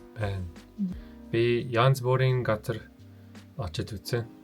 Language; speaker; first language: Mongolian; non-native, learner; English